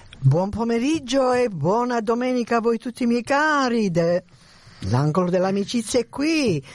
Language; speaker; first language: Italian; native; Italian